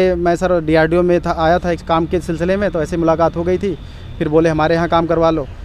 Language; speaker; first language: Hindi; native; Hindi